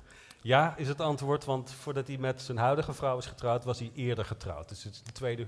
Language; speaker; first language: Dutch; native; Dutch